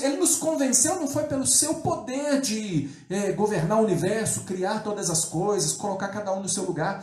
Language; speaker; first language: Portuguese; native; Portuguese